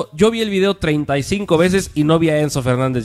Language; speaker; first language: Spanish; native; Spanish